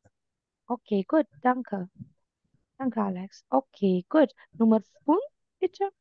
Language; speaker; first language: German; non-native, fluent; Indonesian